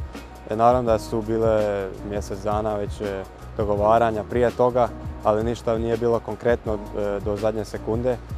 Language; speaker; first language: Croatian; early bilingual, heritage; Croatian